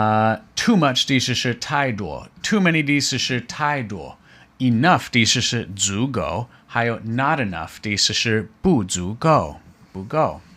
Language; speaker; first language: Chinese; non-native, fluent; English